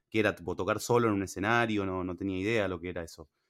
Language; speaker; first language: Spanish; early bilingual, other home language; English